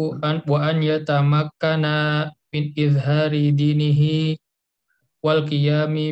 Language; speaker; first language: Arabic; non-native, learner; Indonesian